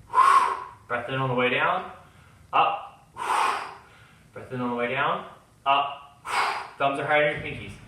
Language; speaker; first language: English; native; English